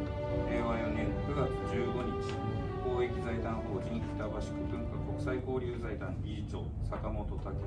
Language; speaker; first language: Japanese; native; Japanese